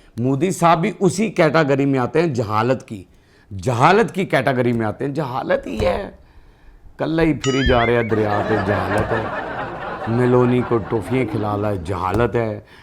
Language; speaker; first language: Urdu; non-native, local second language; Punjabi